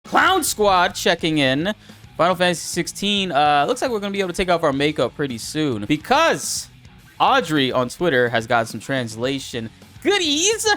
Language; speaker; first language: English; native; English